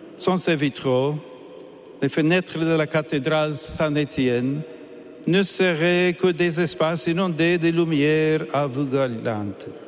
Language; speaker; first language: French; non-native, fluent; English